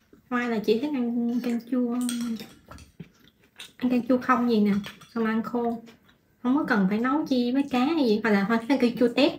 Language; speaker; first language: Vietnamese; native; Vietnamese